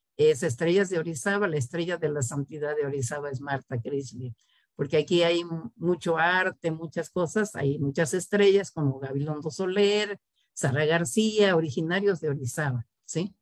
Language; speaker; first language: Spanish; native; Spanish